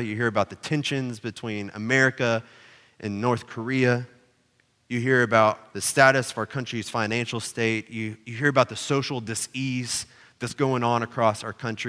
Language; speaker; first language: English; native; English